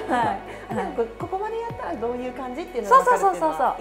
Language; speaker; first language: Japanese; native; Japanese